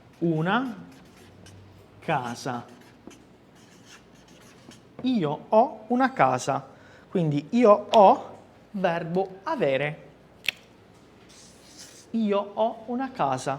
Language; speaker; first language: Italian; non-native, fluent; Portuguese